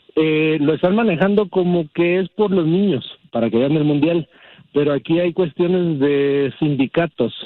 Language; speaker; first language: Spanish; early bilingual, heritage; Spanish